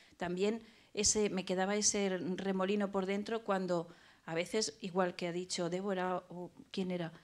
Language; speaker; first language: Spanish; native; Spanish